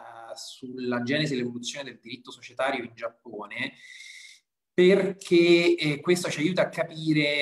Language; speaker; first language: Italian; native; Italian